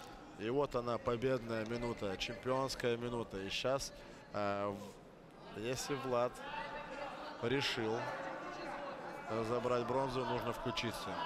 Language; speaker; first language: Russian; native; Russian